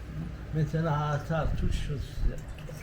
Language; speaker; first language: French; non-native, local second language; Arabic